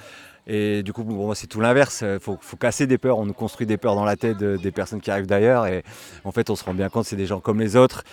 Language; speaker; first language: French; native; French